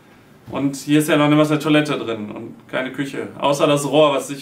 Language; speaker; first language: German; native; German